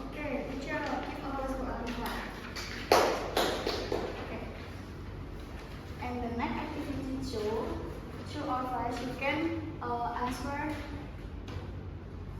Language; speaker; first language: English; non-native, learner; Indonesian